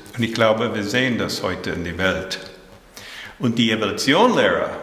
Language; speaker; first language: German; early bilingual, heritage; German